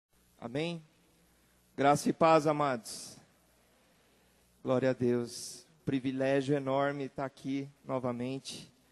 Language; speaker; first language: Portuguese; native; Portuguese